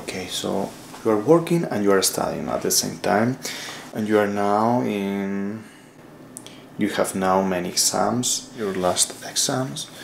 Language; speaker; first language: English; non-native, learner; Spanish